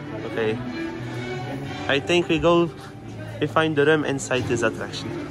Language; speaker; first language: English; non-native, learner; Dutch